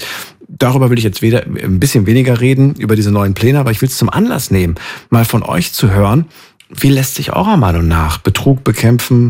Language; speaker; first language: German; native; German